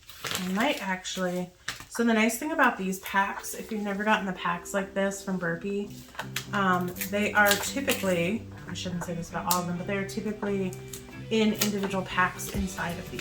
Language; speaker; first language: English; native; English